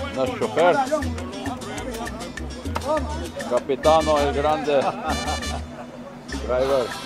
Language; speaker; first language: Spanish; non-native, learner; Slovenian